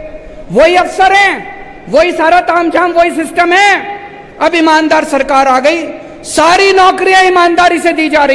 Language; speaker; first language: Hindi; native; Hindi